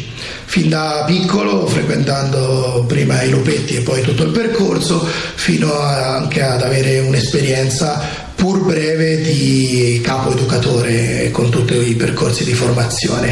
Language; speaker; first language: Italian; native; Italian